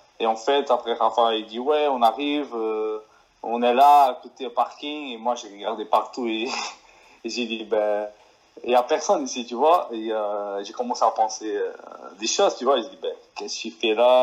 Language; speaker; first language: French; non-native, fluent; Portuguese